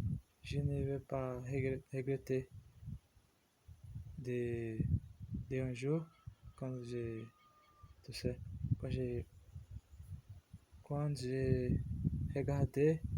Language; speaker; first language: French; non-native, learner; Portuguese